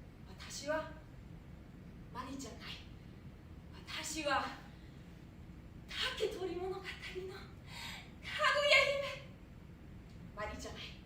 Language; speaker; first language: Japanese; non-native, fluent; German